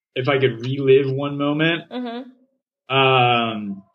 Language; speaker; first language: English; native; English